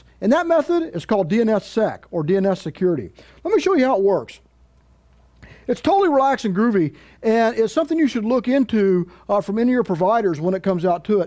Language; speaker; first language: English; native; English